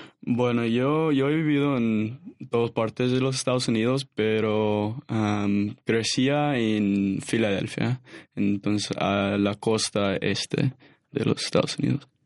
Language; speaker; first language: Spanish; non-native, learner; English